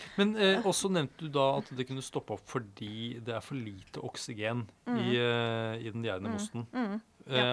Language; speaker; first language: Norwegian; native; Norwegian